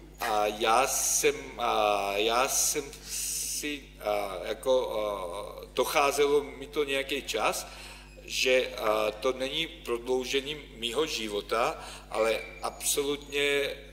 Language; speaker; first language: Czech; non-native, fluent; Ukrainian